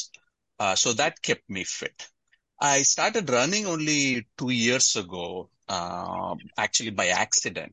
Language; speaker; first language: English; non-native, local second language; Tamil